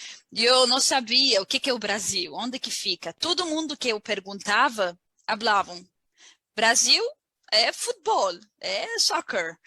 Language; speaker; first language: Portuguese; non-native, learner; Arabic